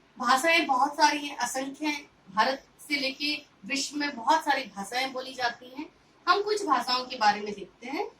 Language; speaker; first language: Hindi; native; Hindi